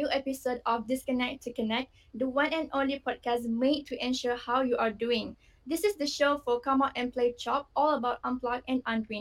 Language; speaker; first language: English; non-native, local second language; Malay